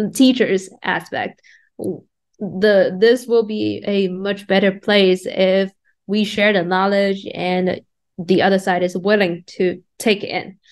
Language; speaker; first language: English; non-native, fluent; Chinese